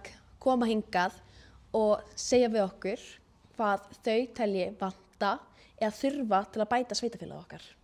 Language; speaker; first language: Icelandic; native; Icelandic